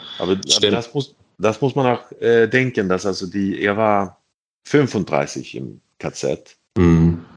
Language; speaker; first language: German; non-native, fluent; Swedish